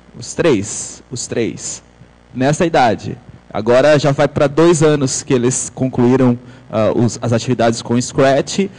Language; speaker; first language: Portuguese; native; Portuguese